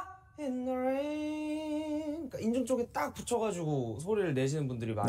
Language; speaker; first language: Korean; native; Korean